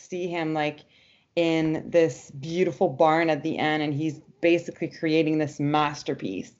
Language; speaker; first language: English; non-native, fluent; French